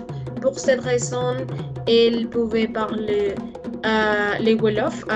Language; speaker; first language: French; non-native, learner; Spanish